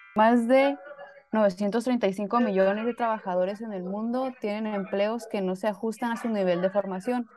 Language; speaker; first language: Spanish; native; Spanish